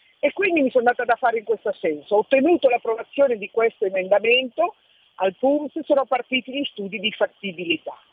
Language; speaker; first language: Italian; native; Italian